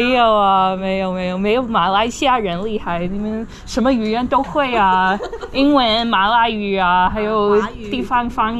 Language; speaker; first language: Chinese; non-native, fluent; English